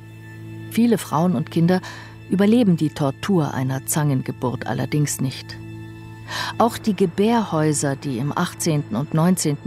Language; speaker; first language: German; native; German